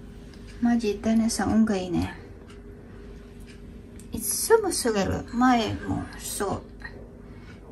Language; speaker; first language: Japanese; non-native, learner; Filipino